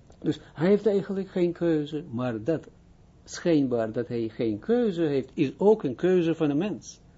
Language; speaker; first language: Dutch; non-native, fluent; Hebrew